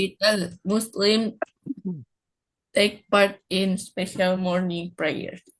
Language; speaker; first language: English; non-native, learner; Indonesian